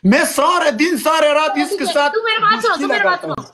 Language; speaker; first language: Urdu; non-native, learner; Pashto